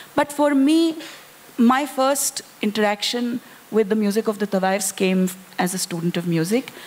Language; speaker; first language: English; non-native, local second language; Hindi